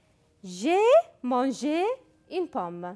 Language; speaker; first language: French; non-native, fluent; Arabic